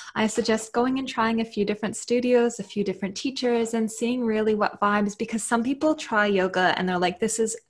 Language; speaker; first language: English; native; English